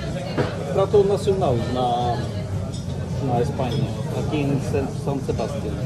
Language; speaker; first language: Portuguese; non-native, learner; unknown